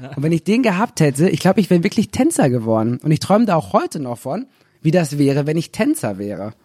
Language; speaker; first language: German; native; German